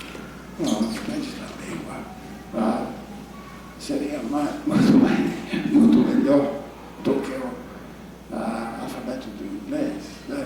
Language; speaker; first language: Portuguese; non-native, fluent; English